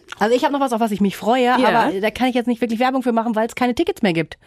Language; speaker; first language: German; native; German